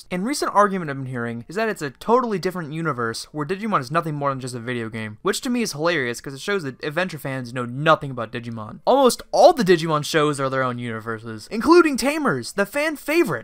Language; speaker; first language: English; native; English